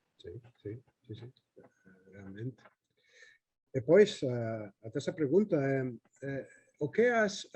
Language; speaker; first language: Portuguese; non-native, fluent; Spanish